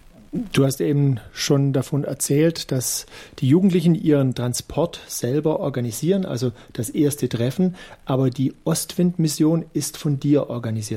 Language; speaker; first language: German; native; German